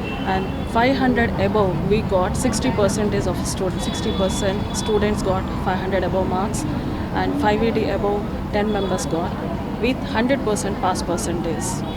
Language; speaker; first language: English; non-native, local second language; Telugu